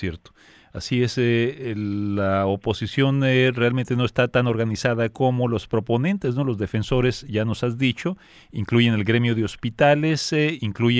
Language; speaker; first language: Spanish; native; Spanish